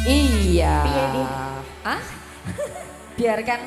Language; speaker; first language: Indonesian; non-native, local second language; Javanese